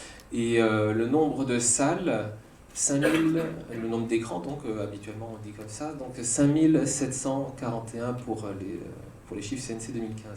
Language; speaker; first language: French; native; French